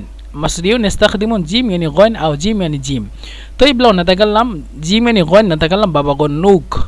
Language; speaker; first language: Arabic; non-native, fluent; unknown